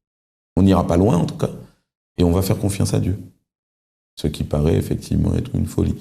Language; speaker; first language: French; native; French